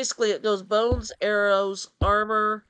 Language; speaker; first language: English; native; English